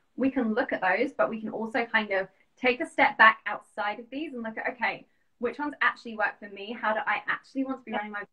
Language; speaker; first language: English; native; English